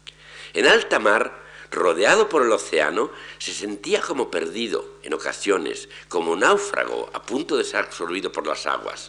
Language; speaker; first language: Spanish; native; Spanish